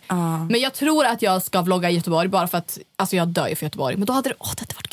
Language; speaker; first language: Swedish; native; Swedish